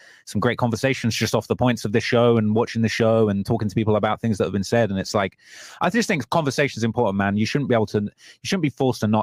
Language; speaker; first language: English; native; English